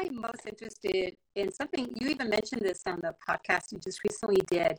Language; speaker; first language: English; non-native, fluent; Spanish